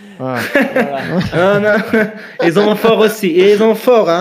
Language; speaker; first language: French; non-native, fluent; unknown